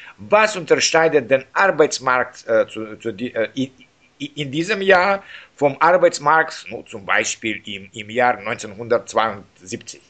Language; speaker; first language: German; non-native, learner; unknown